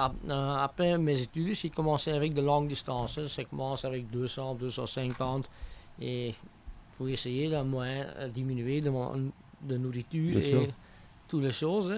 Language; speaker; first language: French; non-native, local second language; Dutch